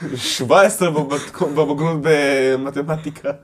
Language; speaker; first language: Hebrew; non-native, local second language; Russian